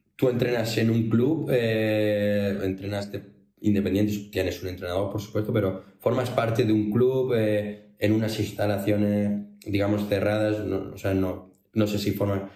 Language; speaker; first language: Spanish; native; Spanish